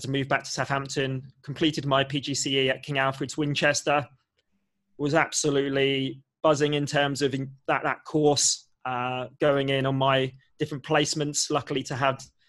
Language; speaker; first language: English; native; English